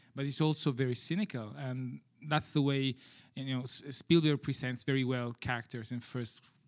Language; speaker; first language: English; non-native, fluent; Italian